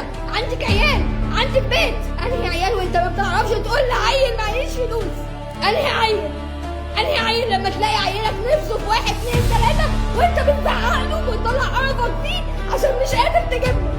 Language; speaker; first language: Arabic; native; Arabic